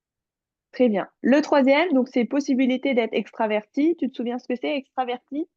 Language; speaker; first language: French; native; French